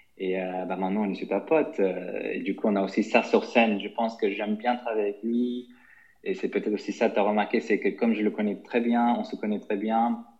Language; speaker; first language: French; non-native, fluent; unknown